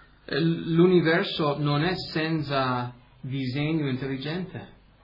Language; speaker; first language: Italian; early bilingual, heritage; Italian